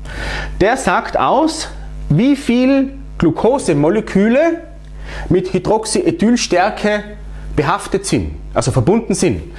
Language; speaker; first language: German; native; German